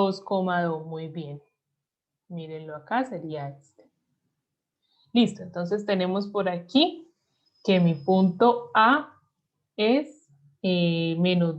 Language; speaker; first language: Spanish; native; Spanish